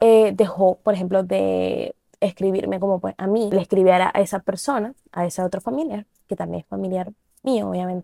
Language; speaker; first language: Spanish; native; Spanish